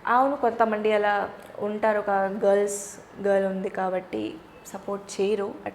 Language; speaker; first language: Telugu; non-native, fluent; Hindi